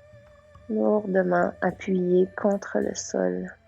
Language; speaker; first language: French; native; French